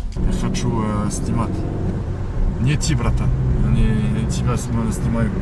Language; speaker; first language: Russian; non-native, learner; French